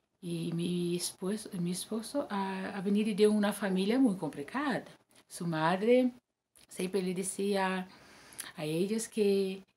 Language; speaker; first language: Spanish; non-native, learner; Portuguese